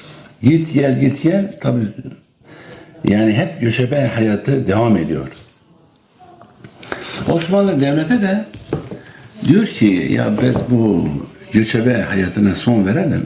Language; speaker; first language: Turkish; non-native, local second language; Kurdish